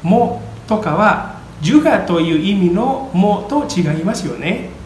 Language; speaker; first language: Japanese; non-native, fluent; Indonesian